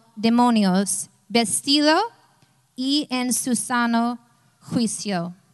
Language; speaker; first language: Spanish; non-native, fluent; English